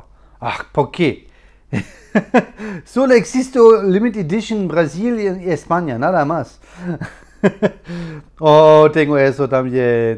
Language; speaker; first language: Spanish; non-native, learner; German